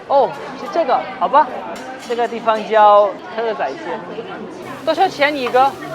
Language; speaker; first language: Chinese; non-native, fluent; Urdu